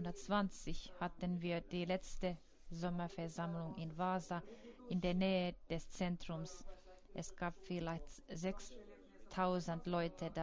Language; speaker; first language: German; non-native, fluent; Finnish